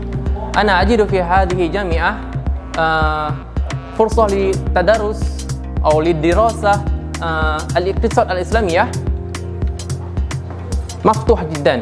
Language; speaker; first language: Arabic; non-native, learner; Indonesian